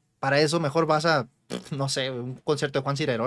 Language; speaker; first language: Spanish; native; Spanish